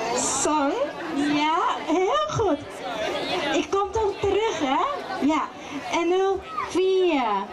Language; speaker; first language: Dutch; non-native, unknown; Thai